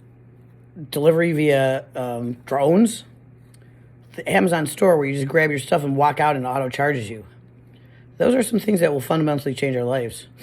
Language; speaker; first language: English; native; English